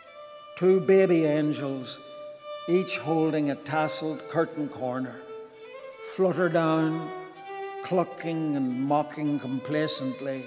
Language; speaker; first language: English; native; English